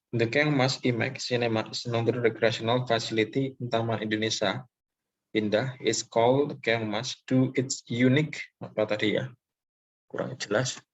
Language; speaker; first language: English; non-native, local second language; Indonesian